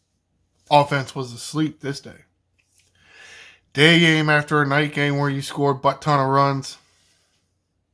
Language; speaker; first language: English; native; English